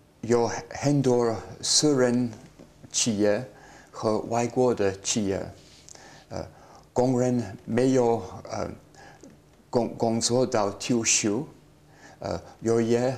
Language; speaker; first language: Chinese; non-native, learner; English